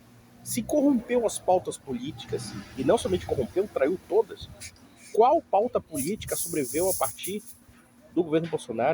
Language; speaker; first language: Portuguese; native; Portuguese